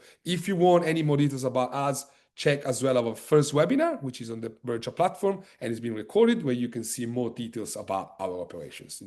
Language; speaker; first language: English; non-native, fluent; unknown